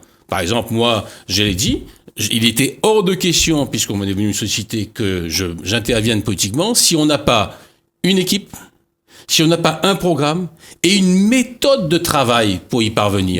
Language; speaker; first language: French; native; French